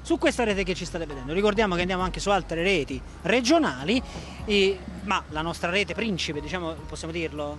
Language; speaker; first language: Italian; native; Italian